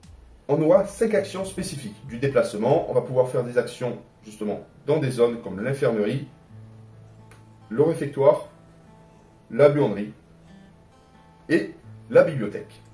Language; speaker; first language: French; native; French